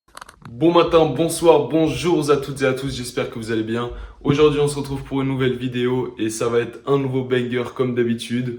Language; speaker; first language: French; native; French